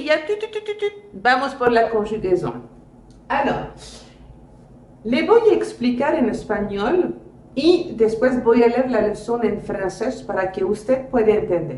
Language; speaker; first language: Spanish; non-native, fluent; French